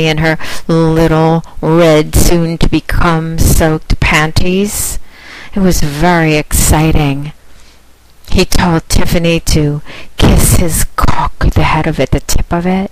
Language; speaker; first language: English; native; English